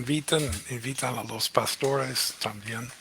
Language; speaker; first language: Spanish; non-native, fluent; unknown